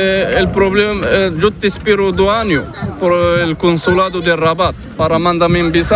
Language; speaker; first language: Spanish; non-native, learner; Arabic